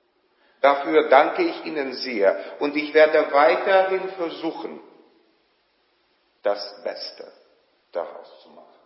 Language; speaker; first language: German; non-native, fluent; Polish